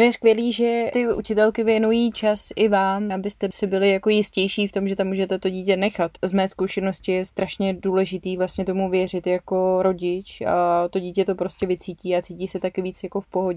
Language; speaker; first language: Czech; native; Czech